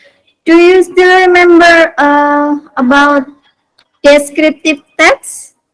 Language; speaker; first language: English; non-native, learner; Indonesian